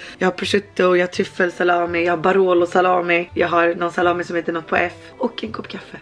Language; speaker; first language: Swedish; native; Swedish